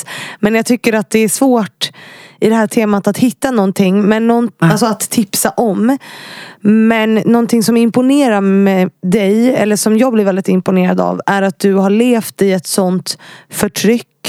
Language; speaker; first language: Swedish; native; Swedish